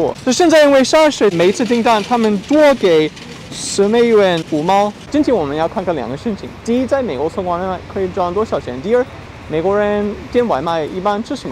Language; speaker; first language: Chinese; non-native, fluent; English